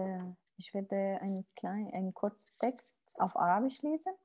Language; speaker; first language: German; non-native, learner; Arabic